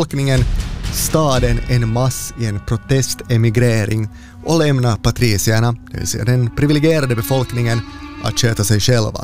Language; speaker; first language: Swedish; native; Swedish